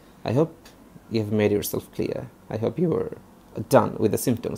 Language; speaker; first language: English; non-native, local second language; Bangla